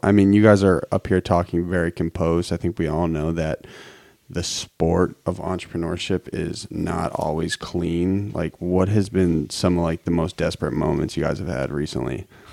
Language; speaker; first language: English; native; English